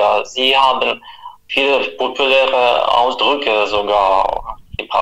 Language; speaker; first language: German; non-native, fluent; Russian